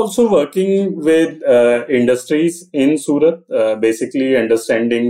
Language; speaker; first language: English; non-native, local second language; Hindi